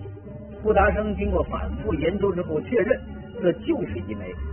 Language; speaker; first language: Chinese; native; Chinese